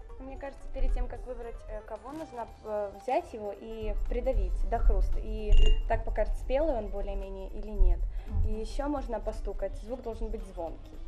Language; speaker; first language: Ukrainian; non-native, local second language; Russian